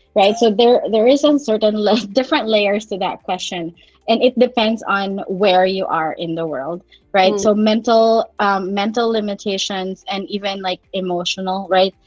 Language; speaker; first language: English; non-native, local second language; Cebuano